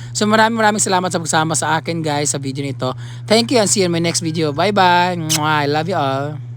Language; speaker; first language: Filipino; non-native, local second language; Cebuano